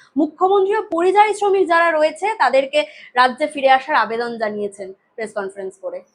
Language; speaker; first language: Bangla; native; Bangla